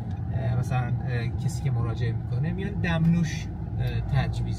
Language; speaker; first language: Persian; native; Persian